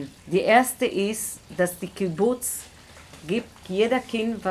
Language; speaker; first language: German; non-native, learner; Hebrew